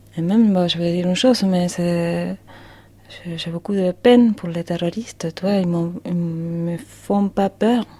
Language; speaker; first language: French; non-native, fluent; Spanish